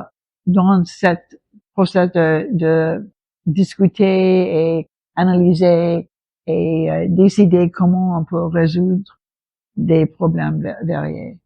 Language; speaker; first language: French; non-native, local second language; English